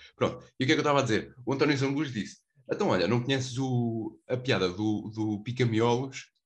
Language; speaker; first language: Portuguese; native; Portuguese